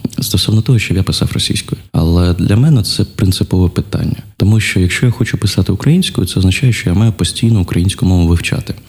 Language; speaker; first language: Ukrainian; non-native, local second language; Russian